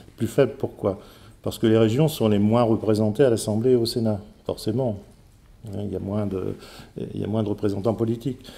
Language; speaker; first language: French; native; French